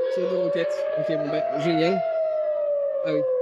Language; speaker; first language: French; native; French